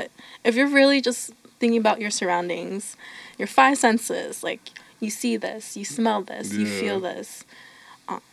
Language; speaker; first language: English; native; English